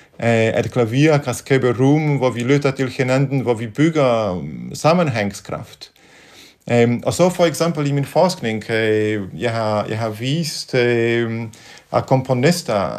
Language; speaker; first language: Danish; non-native, fluent; Polish